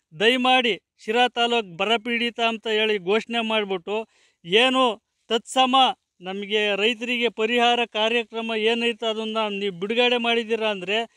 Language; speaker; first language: Kannada; native; Kannada